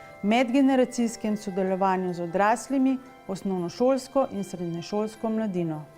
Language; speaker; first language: Slovenian; native; Slovenian